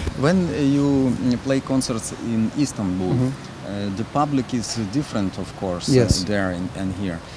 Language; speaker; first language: English; non-native, learner; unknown